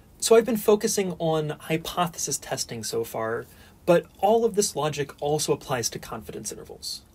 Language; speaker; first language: English; native; English